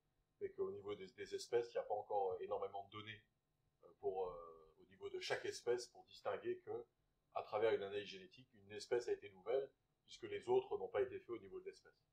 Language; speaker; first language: French; native; French